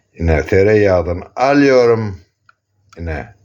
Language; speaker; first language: Turkish; non-native, learner; Azerbaijani